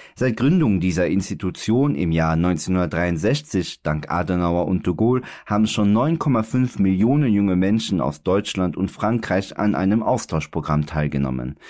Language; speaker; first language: German; native; German